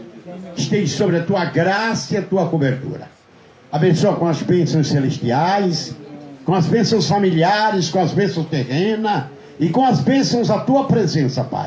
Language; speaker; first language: Portuguese; native; Portuguese